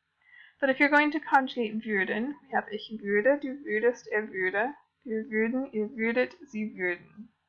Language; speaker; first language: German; non-native, fluent; English